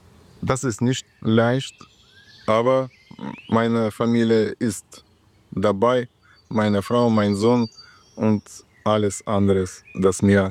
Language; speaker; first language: German; non-native, learner; Russian